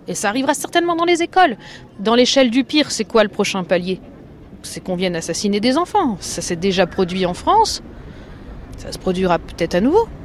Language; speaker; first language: French; native; French